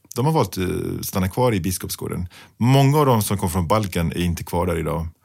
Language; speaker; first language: Swedish; early bilingual, other home language; Pashto